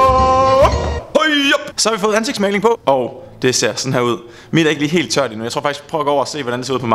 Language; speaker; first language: Danish; native; Danish